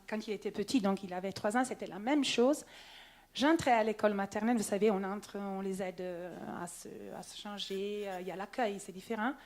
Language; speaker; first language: French; non-native, local second language; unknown